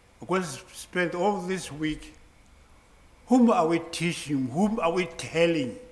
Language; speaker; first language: English; non-native, local second language; Southern Sotho